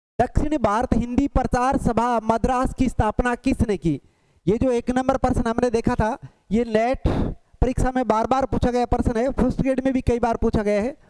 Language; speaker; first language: Hindi; native; Hindi